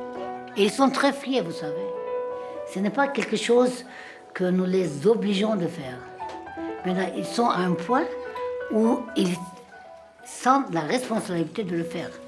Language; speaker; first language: French; non-native, fluent; Armenian